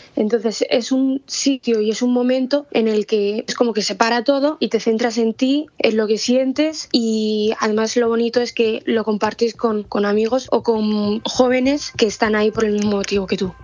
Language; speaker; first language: Spanish; native; Spanish